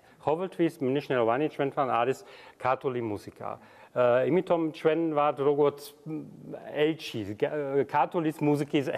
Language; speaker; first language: Georgian; non-native, learner; German